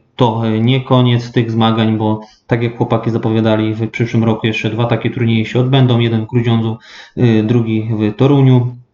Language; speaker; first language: Polish; native; Polish